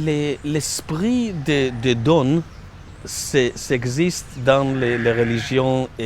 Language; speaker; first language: French; non-native, learner; Hebrew